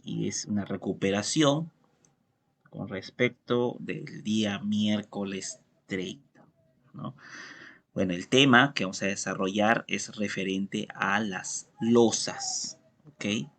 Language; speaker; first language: Spanish; native; Spanish